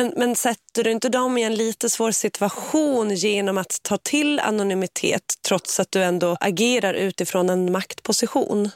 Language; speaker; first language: Swedish; native; Swedish